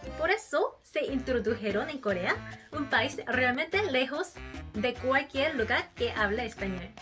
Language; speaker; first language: Spanish; non-native, learner; Korean